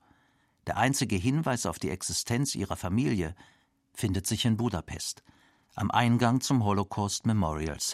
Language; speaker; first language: German; native; German